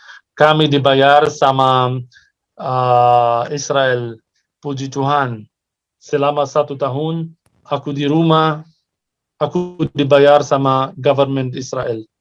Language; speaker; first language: Indonesian; non-native, fluent; Arabic